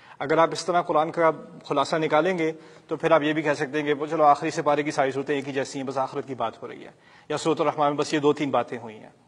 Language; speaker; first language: Urdu; early bilingual, heritage; Urdu